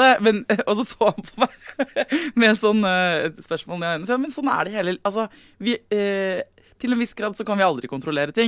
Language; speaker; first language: Norwegian; native; Norwegian